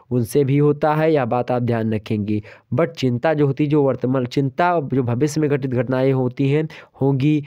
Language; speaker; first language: Hindi; native; Hindi